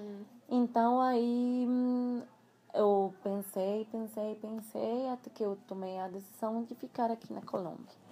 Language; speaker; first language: Portuguese; non-native, fluent; Spanish